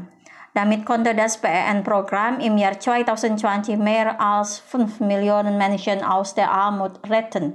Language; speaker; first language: German; non-native, fluent; Indonesian